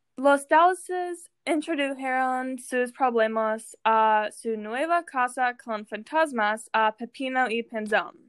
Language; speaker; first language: Spanish; non-native, learner; English